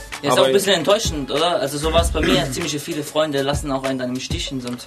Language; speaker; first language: German; native; German